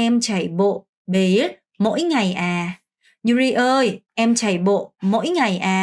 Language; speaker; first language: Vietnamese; non-native, fluent; Korean